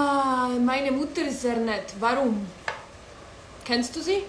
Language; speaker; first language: German; non-native, fluent; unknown